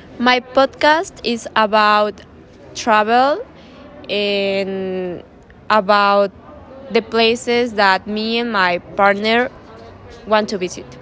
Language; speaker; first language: English; non-native, learner; Spanish